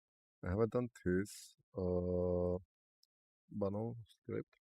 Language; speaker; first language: English; non-native, learner; Slovak